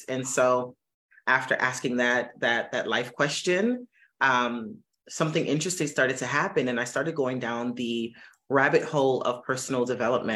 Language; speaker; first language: English; native; English